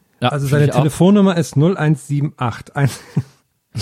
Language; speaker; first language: German; native; German